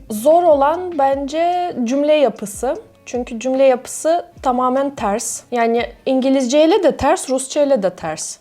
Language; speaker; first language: Turkish; non-native, fluent; Russian